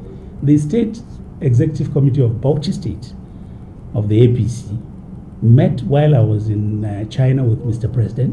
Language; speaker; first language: English; non-native, local second language; Hausa